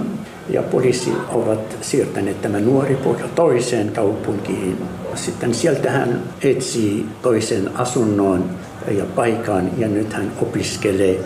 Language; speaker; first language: Finnish; non-native, fluent; Arabic